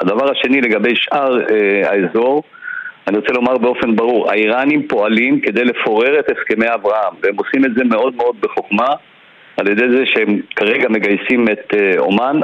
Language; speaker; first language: Hebrew; native; Hebrew